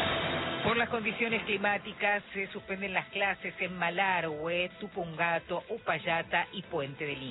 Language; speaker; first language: Spanish; native; Spanish